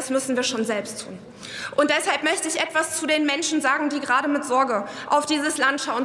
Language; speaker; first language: German; early bilingual, other home language; Arabic